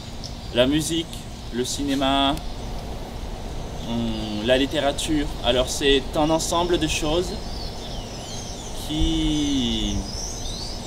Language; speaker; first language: French; non-native, fluent; Portuguese